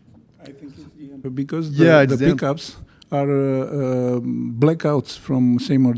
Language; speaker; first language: English; non-native, learner; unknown